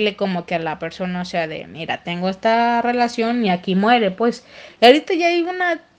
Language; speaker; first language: Spanish; native; Spanish